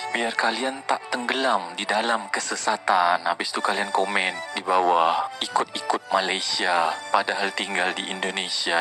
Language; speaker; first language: Malay; native; Malay